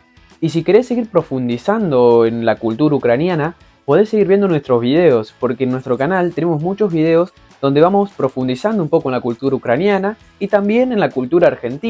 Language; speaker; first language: Spanish; native; Spanish